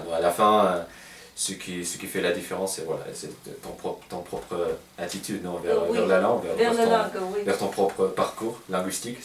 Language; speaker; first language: French; non-native, fluent; Russian